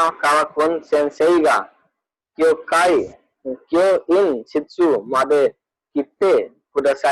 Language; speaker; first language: Japanese; non-native, learner; Hindi